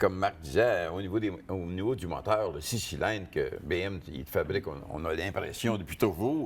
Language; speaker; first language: French; native; French